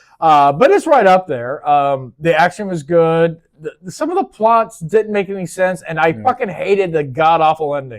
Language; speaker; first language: English; native; English